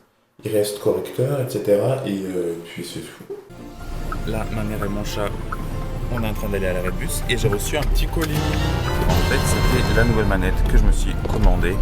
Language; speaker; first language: French; native; French